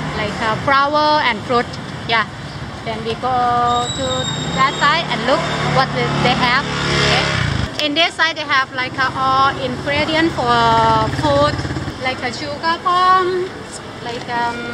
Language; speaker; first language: English; non-native, local second language; Thai